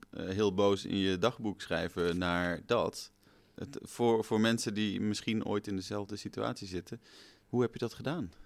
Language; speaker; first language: Dutch; native; Dutch